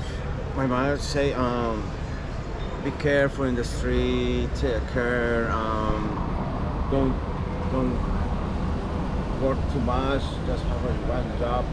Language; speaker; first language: English; non-native, learner; Spanish